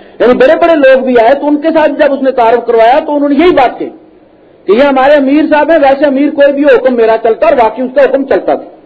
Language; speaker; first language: Urdu; non-native, local second language; Punjabi